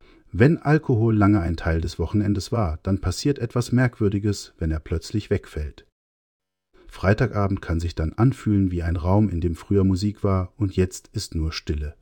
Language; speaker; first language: German; native; German